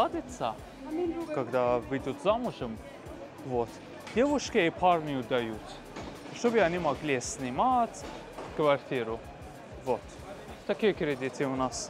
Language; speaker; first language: Russian; non-native, fluent; Persian